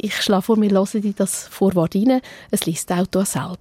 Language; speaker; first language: German; native; German